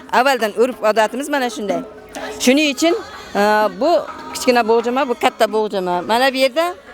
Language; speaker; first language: Uzbek; native; Uzbek